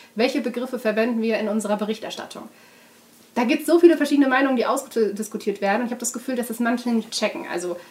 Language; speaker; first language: German; native; German